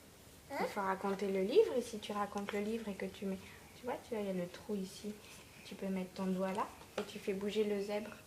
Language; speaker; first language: French; native; French